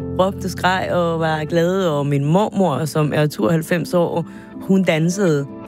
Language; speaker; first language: Danish; non-native, fluent; Spanish